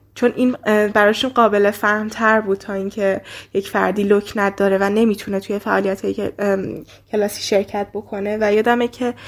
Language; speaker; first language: Persian; native; Persian